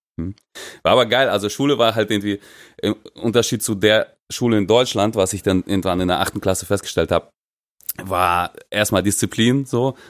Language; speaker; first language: German; non-native, fluent; Russian